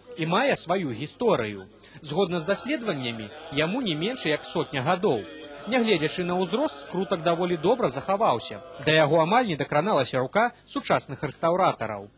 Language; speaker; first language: Belarusian; native; Belarusian